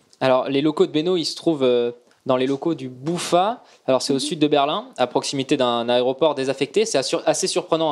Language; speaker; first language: French; native; French